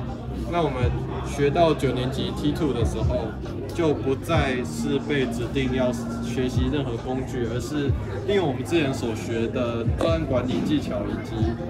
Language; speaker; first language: Chinese; native; Chinese